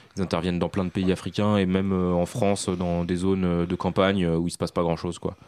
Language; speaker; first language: French; native; French